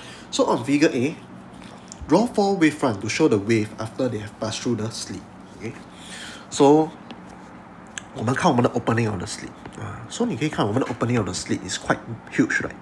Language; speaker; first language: English; non-native, local second language; Chinese